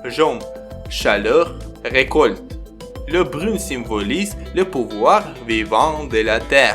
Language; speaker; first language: French; non-native, learner; Ukrainian